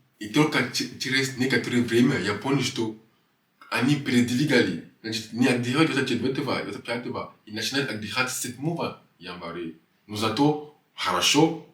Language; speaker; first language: Russian; non-native, fluent; French